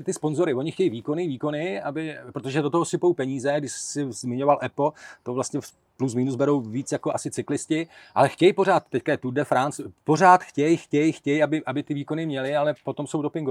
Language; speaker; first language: Czech; native; Czech